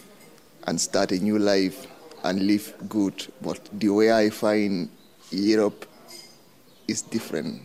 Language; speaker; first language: English; non-native, fluent; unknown